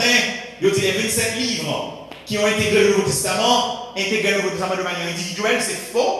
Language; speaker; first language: French; non-native, local second language; Haitian Creole